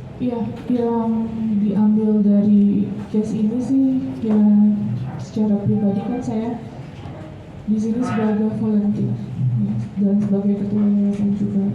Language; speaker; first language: Indonesian; native; Indonesian